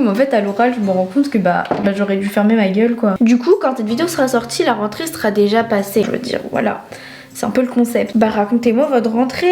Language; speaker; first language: French; native; French